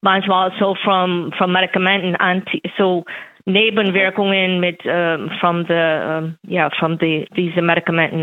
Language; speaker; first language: German; non-native, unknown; English